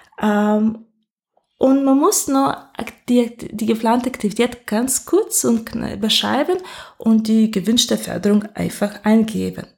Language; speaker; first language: German; non-native, fluent; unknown